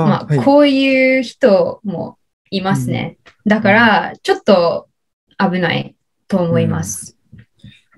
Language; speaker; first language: Japanese; non-native, learner; English